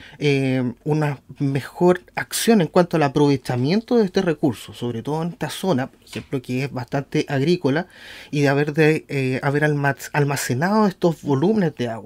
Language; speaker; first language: Spanish; native; Spanish